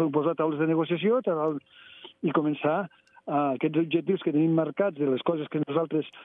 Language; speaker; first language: Catalan; native; Catalan